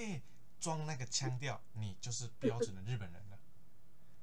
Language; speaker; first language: Chinese; native; Chinese